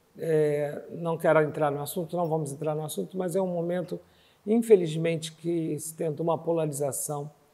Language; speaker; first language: Portuguese; native; Portuguese